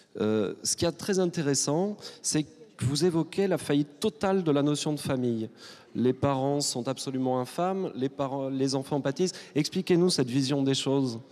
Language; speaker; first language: French; native; French